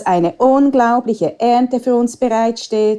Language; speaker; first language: German; native; German